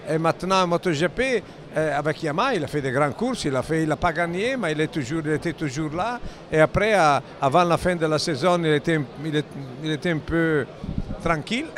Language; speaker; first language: French; non-native, learner; Italian